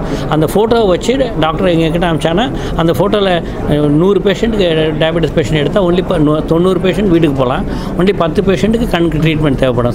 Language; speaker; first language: Tamil; native; Tamil